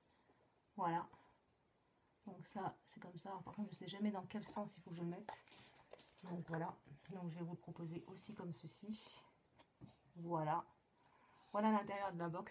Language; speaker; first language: French; native; French